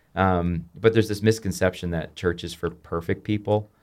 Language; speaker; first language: English; native; English